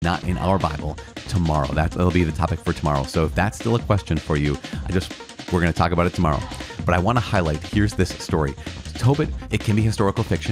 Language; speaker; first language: English; native; English